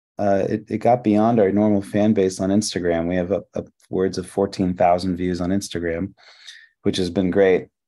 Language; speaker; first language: English; early bilingual, other home language; Hebrew